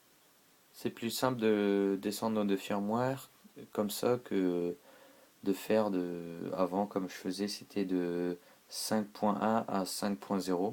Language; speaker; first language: French; native; French